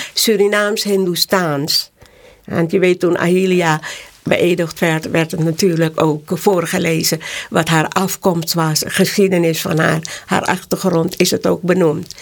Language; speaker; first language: Dutch; native; Dutch